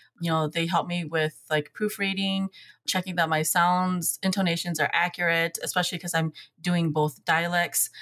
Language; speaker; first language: English; early bilingual, other home language; Hmong